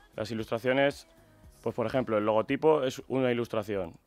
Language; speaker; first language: Spanish; native; Spanish